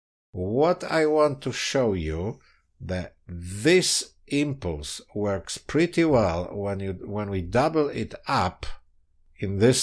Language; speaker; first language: English; non-native, fluent; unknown